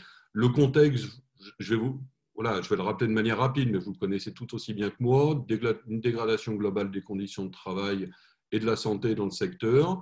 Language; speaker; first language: French; native; French